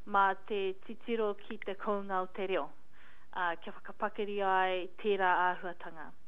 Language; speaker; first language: Māori; non-native, local second language; English